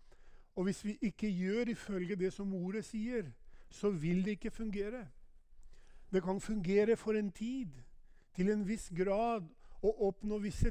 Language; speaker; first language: Norwegian; non-native, fluent; Albanian